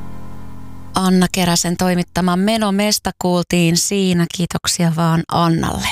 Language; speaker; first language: Finnish; native; Finnish